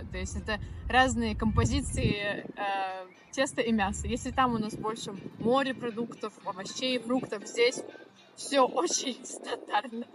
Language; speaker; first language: Russian; native; Russian